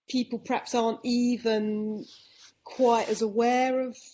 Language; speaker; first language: English; non-native, fluent; Dutch